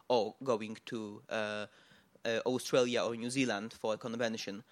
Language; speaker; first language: English; non-native, fluent; Polish